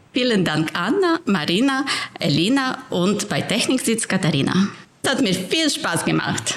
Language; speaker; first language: German; non-native, fluent; Ukrainian